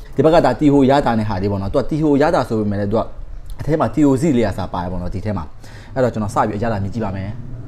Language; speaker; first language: Burmese; native; Burmese